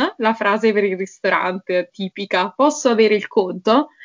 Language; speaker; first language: Italian; native; Italian